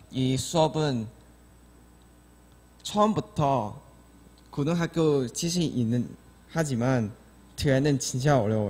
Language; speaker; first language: Korean; non-native, learner; Chinese